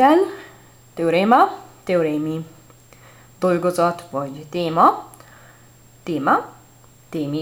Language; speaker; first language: Hungarian; non-native, learner; Italian